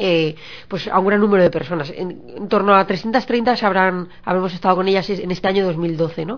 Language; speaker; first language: Spanish; native; Spanish